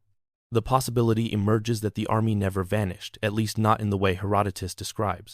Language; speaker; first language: English; native; English